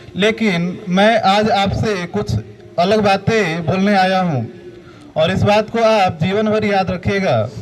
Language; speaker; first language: Hindi; native; Hindi